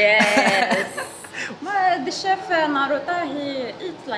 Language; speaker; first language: English; non-native, learner; Arabic